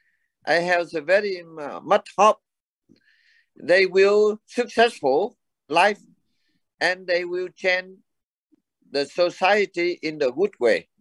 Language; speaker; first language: English; non-native, learner; Vietnamese